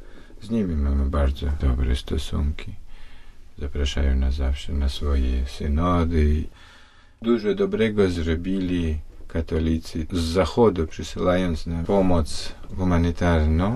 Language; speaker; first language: Polish; non-native, fluent; Russian